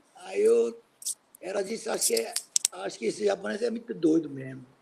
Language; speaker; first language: Portuguese; non-native, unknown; Japanese